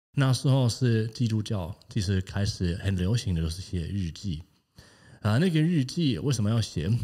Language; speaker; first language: Chinese; non-native, fluent; German